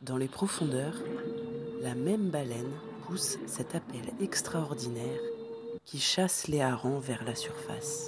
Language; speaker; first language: French; native; French